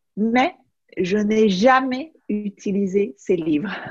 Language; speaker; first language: French; native; French